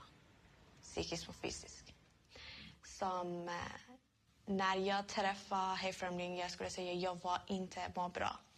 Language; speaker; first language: Swedish; non-native, learner; Persian